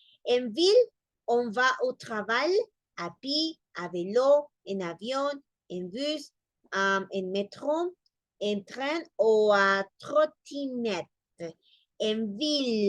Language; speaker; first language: French; non-native, learner; Spanish